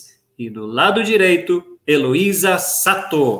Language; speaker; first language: Portuguese; native; Portuguese